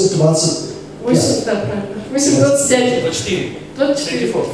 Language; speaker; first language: Russian; native; Russian